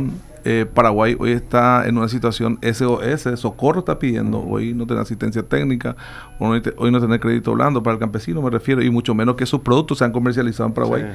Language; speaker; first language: Spanish; native; Spanish